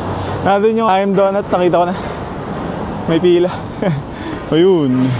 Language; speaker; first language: Filipino; native; Filipino